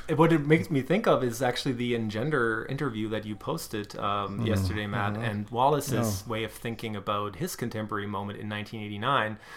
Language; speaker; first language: English; non-native, fluent; German